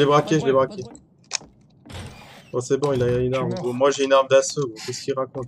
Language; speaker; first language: French; native; French